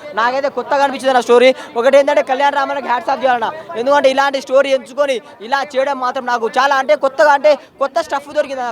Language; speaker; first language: Telugu; native; Telugu